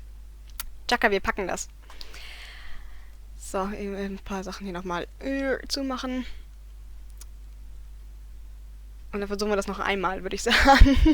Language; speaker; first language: German; native; German